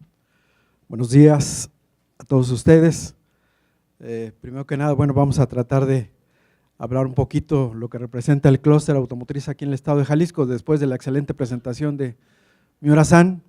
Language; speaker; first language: Spanish; native; Spanish